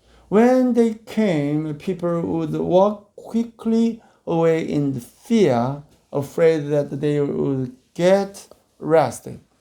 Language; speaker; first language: English; non-native, fluent; Korean